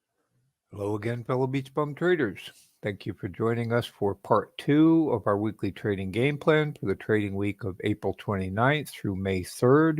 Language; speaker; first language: English; native; English